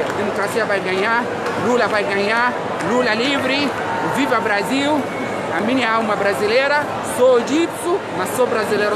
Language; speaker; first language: Portuguese; non-native, learner; Arabic